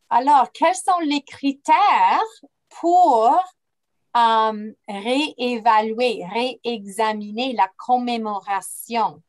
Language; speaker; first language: French; non-native, fluent; English